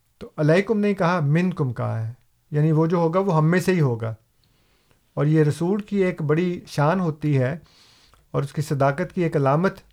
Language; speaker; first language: Urdu; non-native, local second language; Punjabi